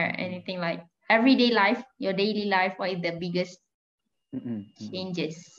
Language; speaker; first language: English; non-native, fluent; Malay